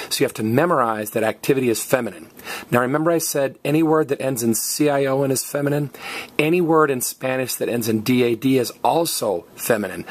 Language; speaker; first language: English; native; English